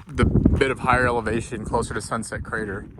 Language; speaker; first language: English; native; English